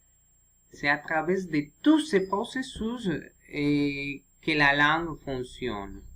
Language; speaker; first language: French; non-native, learner; Spanish